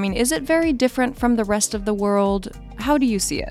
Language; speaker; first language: English; early bilingual, other home language; Japanese